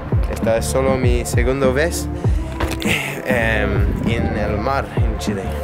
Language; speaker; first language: Spanish; non-native, learner; English